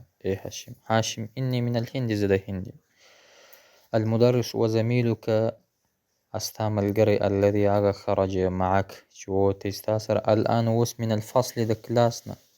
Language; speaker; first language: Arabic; non-native, fluent; Pashto